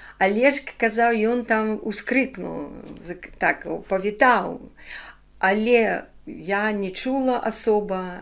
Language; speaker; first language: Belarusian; non-native, local second language; Ukrainian